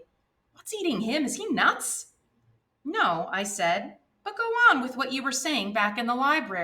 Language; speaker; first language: English; native; English